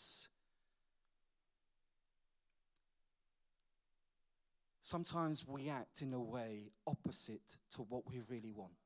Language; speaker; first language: English; native; English